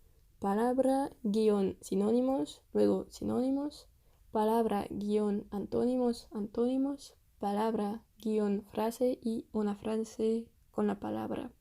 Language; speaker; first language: Spanish; non-native, fluent; French